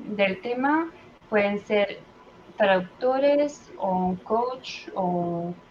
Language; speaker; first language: Spanish; non-native, fluent; French